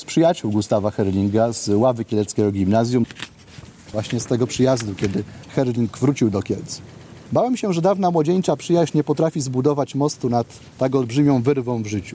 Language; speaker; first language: Polish; native; Polish